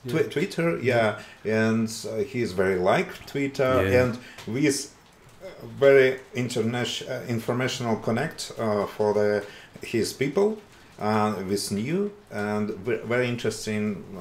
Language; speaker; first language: English; non-native, learner; Russian